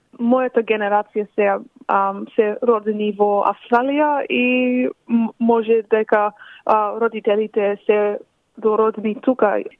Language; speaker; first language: Macedonian; early bilingual, heritage; Macedonian